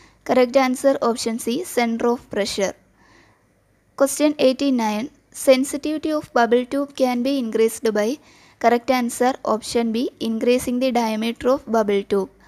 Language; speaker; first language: English; non-native, local second language; Malayalam